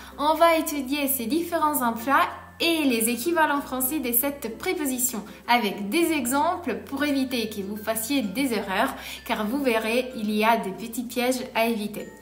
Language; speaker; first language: French; non-native, fluent; Italian